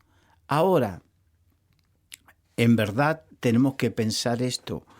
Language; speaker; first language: Spanish; native; Spanish